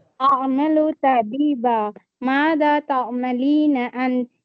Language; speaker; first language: Arabic; non-native, learner; Tamil